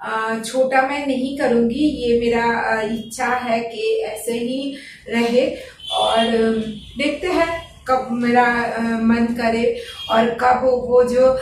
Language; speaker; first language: Hindi; non-native, local second language; Bangla